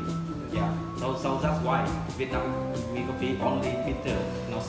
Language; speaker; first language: English; non-native, learner; Vietnamese